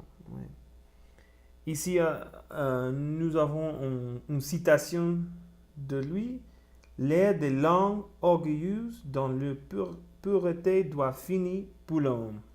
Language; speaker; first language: French; non-native, learner; Spanish